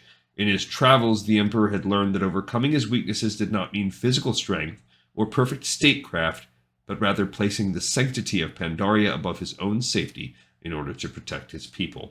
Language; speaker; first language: English; native; English